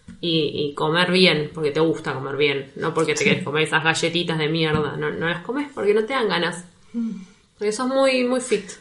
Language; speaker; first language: Spanish; native; Spanish